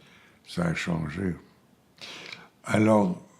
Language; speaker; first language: French; non-native, fluent; Bulgarian